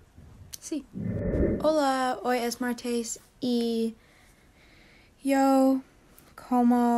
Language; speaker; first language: Spanish; non-native, learner; English